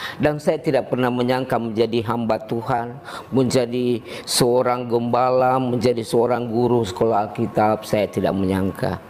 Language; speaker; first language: Indonesian; native; Indonesian